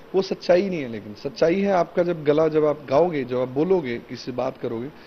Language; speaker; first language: Hindi; native; Hindi